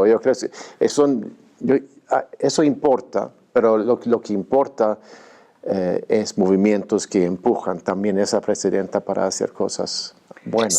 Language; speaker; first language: Spanish; non-native, fluent; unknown